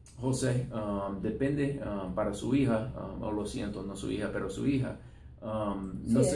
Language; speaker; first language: Spanish; non-native, fluent; English